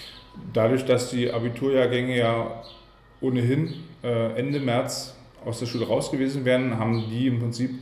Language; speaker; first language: German; native; German